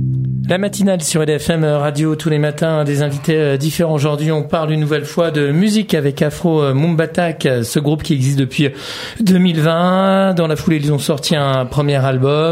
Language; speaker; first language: French; native; French